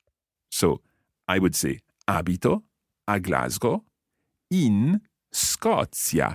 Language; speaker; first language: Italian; non-native, fluent; English